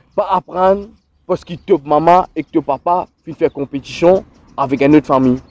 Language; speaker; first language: French; non-native, local second language; Morisyen